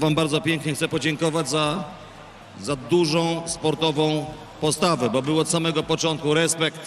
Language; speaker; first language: Polish; native; Polish